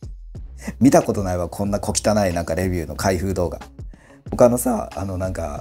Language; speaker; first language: Japanese; native; Japanese